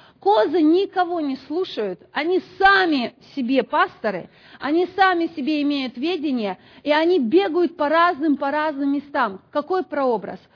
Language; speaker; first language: Russian; native; Russian